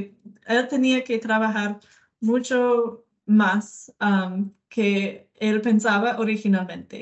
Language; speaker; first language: Spanish; non-native, learner; English